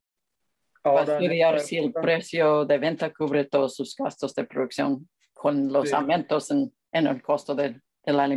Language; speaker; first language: Spanish; non-native, fluent; English